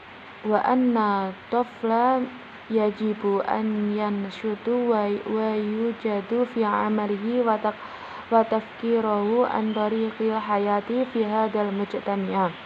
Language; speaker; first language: Arabic; non-native, learner; Indonesian